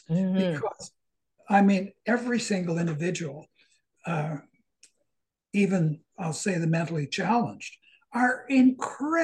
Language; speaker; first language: English; native; English